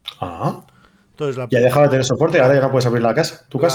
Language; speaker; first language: Spanish; native; Spanish